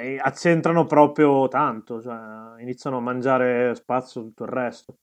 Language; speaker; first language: Italian; native; Italian